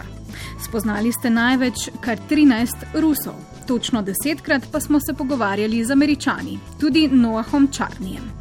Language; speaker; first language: Slovenian; native; Slovenian